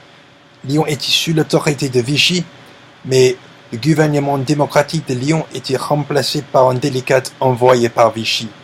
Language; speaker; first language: French; non-native, learner; English